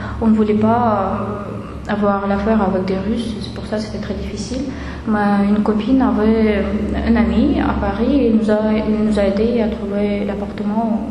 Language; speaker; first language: French; non-native, fluent; Russian